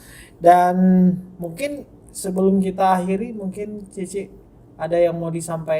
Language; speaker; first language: Indonesian; native; Indonesian